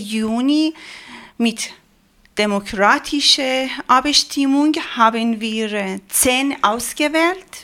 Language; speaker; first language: German; non-native, learner; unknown